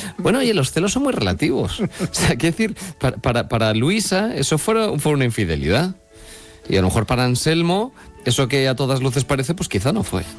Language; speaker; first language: Spanish; native; Spanish